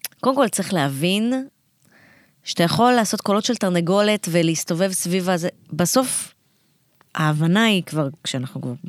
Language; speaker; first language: Hebrew; early bilingual, other home language; Russian